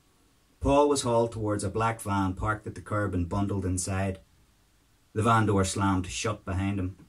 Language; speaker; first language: English; native; English